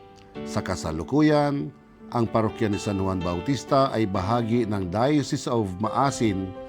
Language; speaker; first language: Filipino; non-native, local second language; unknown